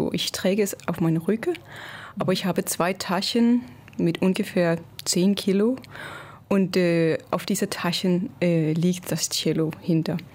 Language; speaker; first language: German; non-native, fluent; Danish